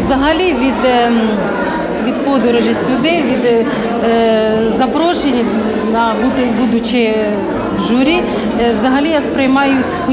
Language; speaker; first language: Ukrainian; native; Ukrainian